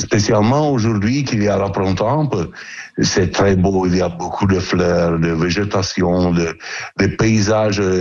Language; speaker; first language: French; non-native, learner; Italian